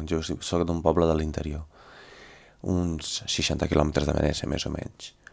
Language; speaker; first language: Catalan; non-native, fluent; Italian